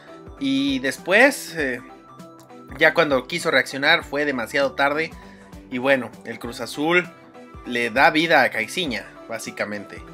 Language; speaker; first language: Spanish; native; Spanish